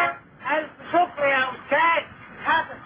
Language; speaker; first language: Arabic; native; Arabic